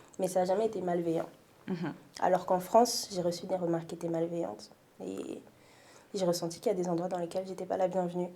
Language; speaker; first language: French; native; French